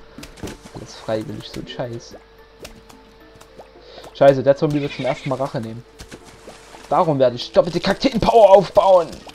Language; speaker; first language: German; native; German